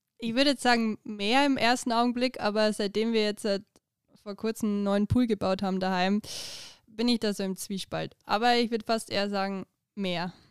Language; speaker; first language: German; native; German